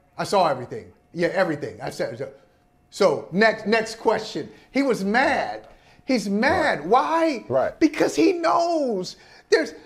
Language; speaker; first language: English; native; English